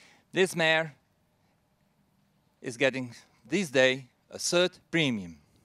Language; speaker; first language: English; non-native, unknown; Dutch